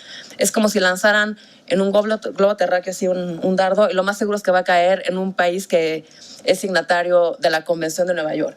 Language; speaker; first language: Spanish; native; Spanish